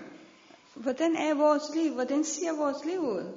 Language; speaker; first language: Danish; non-native, fluent; Persian